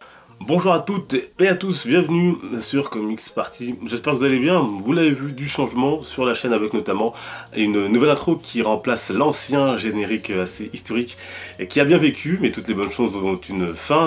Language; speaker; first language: French; native; French